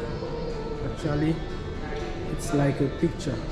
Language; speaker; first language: English; non-native, fluent; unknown